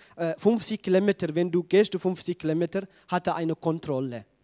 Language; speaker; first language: German; non-native, fluent; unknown